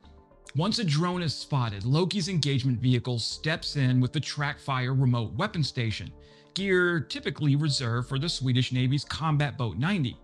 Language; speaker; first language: English; native; English